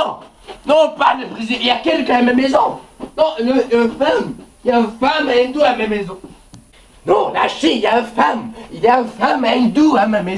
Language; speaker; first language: French; non-native, learner; English